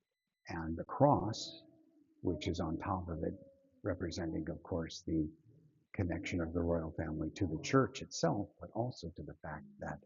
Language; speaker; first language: English; native; English